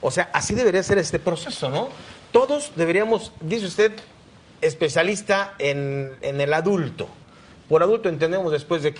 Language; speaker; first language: Spanish; native; Spanish